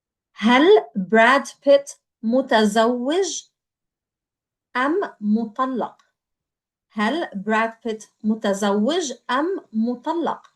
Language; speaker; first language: Arabic; non-native, fluent; English